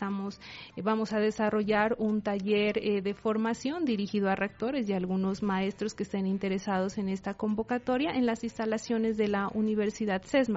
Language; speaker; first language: Spanish; native; Spanish